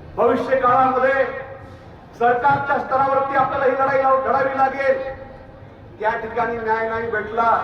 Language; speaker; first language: Marathi; non-native, local second language; Lambadi